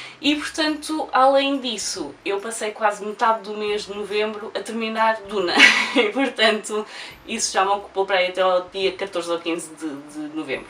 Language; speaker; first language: Portuguese; native; Portuguese